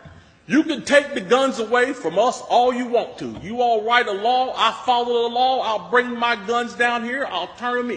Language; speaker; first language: English; native; English